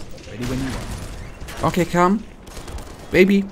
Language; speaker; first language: English; non-native, fluent; German